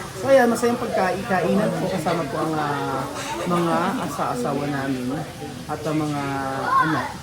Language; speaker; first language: Filipino; native; Filipino